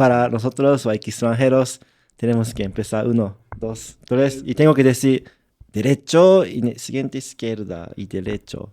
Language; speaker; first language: Spanish; non-native, learner; Japanese